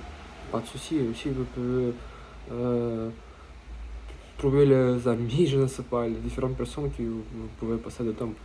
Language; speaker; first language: French; non-native, learner; Russian